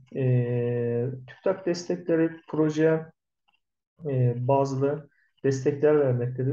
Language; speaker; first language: Turkish; native; Turkish